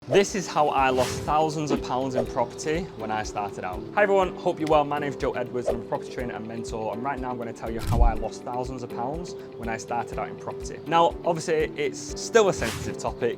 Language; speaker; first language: English; native; English